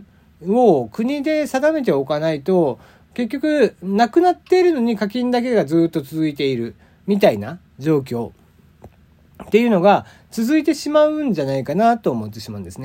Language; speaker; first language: Japanese; native; Japanese